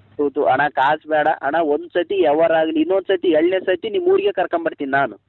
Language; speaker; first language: Kannada; native; Kannada